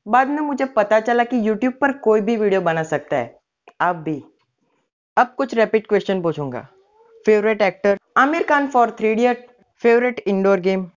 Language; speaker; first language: Hindi; non-native, local second language; Gujarati